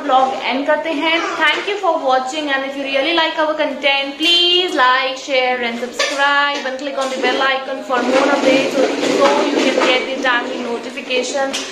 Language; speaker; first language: English; non-native, local second language; Hindi